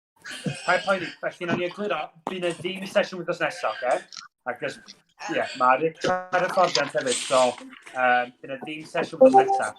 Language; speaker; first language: Welsh; native; Welsh